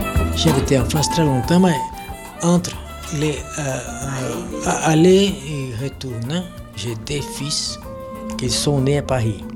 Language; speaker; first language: French; non-native, fluent; Portuguese